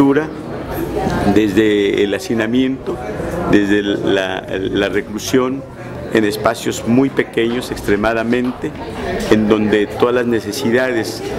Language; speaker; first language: Spanish; native; Spanish